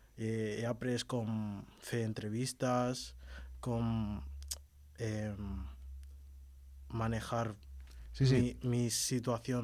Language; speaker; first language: Catalan; early bilingual, other home language; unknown